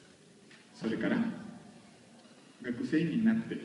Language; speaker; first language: Japanese; non-native, learner; Spanish